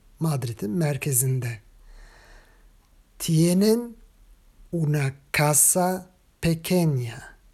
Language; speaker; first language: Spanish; non-native, fluent; Turkish